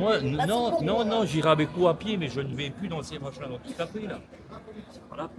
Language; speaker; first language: French; native; French